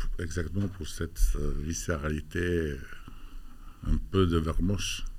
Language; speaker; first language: French; non-native, fluent; Albanian